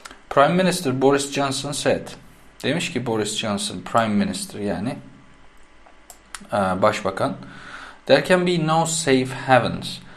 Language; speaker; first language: English; non-native, fluent; Turkish